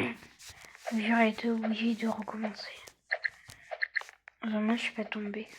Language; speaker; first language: French; native; French